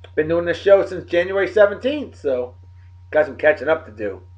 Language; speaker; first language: English; native; English